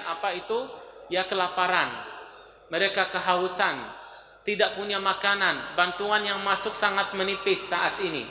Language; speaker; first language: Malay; non-native, fluent; Arabic